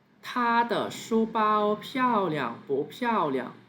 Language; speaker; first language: Chinese; non-native, fluent; Thai